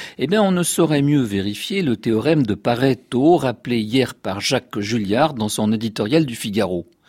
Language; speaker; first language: French; native; French